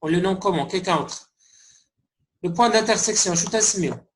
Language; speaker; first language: French; non-native, local second language; Arabic